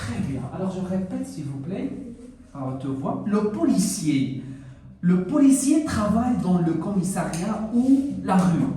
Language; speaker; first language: French; non-native, local second language; Arabic